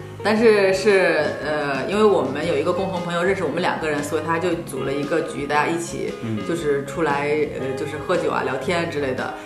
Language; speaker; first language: Chinese; native; Chinese